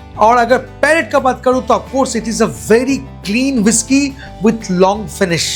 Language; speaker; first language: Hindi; non-native, local second language; Bangla